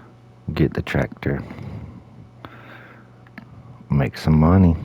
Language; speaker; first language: English; native; English